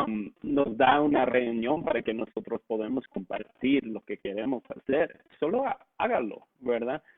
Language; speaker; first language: Spanish; non-native, local second language; English